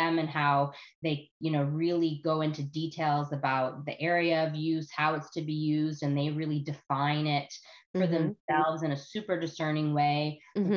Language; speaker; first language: English; native; English